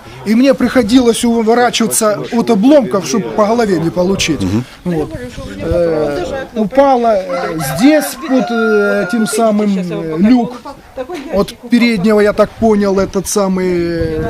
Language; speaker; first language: Russian; native; Russian